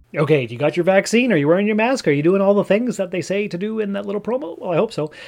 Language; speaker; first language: English; early bilingual, other home language; Dutch